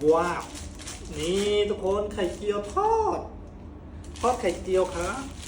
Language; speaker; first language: Thai; non-native, local second language; Northern Khmer